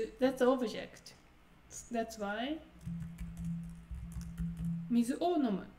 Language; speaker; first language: English; non-native, fluent; Japanese